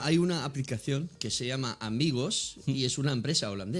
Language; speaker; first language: Spanish; non-native, fluent; Dutch